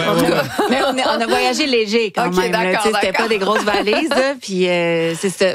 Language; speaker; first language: French; native; French